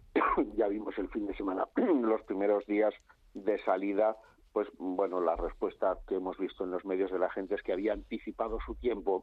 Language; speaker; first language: Spanish; native; Spanish